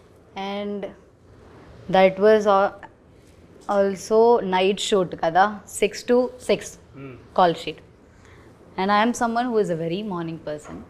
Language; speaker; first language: Telugu; non-native, fluent; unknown